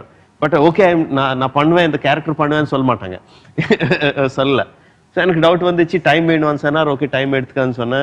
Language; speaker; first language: Tamil; non-native, fluent; Telugu